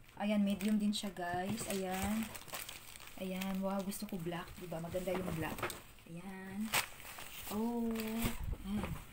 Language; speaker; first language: Filipino; native; Filipino